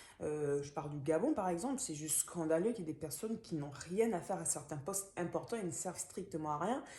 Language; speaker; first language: French; native; French